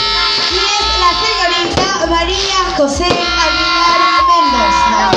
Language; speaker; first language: Spanish; native; Spanish